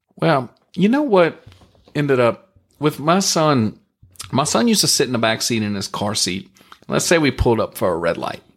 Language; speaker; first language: English; native; English